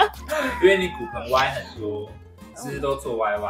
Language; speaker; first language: Chinese; native; Chinese